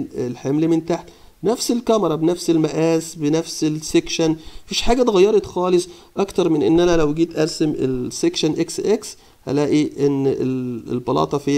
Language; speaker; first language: Arabic; native; Arabic